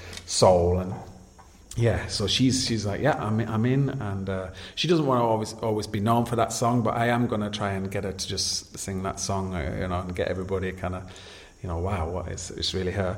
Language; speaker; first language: English; native; English